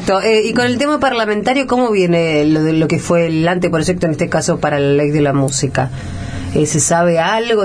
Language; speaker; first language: Spanish; native; Spanish